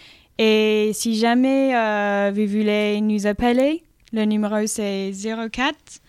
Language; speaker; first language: French; non-native, learner; English